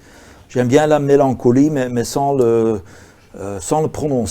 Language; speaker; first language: French; non-native, local second language; Dutch